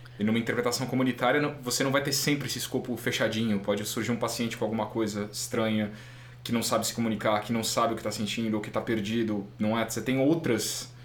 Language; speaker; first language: Portuguese; native; Portuguese